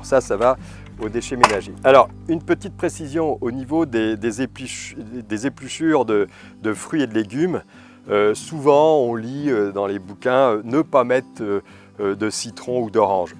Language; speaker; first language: French; native; French